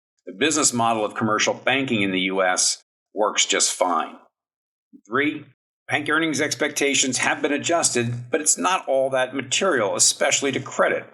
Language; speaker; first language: English; native; English